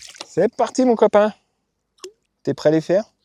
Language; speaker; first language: French; native; French